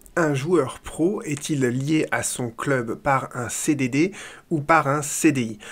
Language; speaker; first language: French; native; French